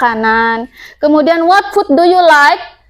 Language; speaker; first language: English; non-native, learner; Indonesian